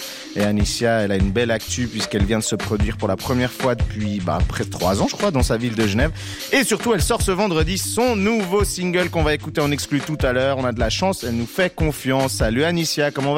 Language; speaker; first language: French; native; French